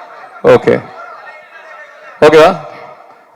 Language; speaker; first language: Tamil; native; Tamil